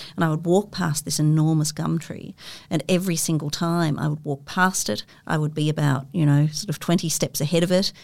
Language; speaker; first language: English; native; English